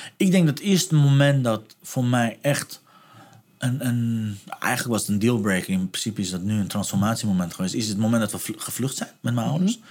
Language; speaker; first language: Dutch; non-native, fluent; Persian